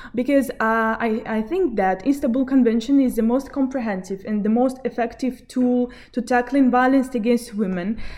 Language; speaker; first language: English; non-native, fluent; Belarusian